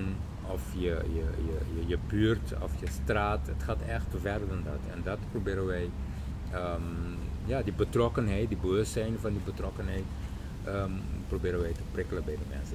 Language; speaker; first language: Dutch; non-native, local second language; Papiamento